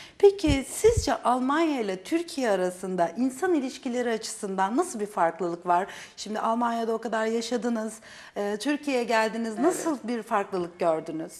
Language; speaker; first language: Turkish; native; Turkish